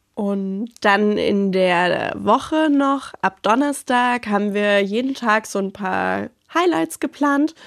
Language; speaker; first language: German; native; German